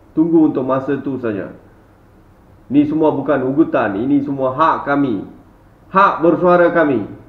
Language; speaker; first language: Malay; non-native, local second language; Tamil